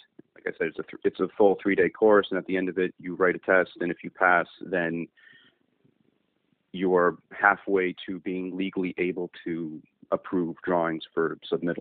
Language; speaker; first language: English; native; English